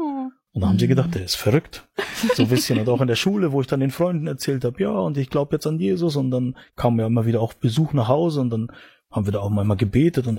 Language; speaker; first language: German; native; German